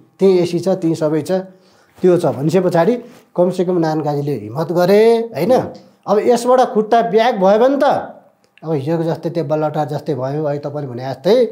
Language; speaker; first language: Nepali; native; Nepali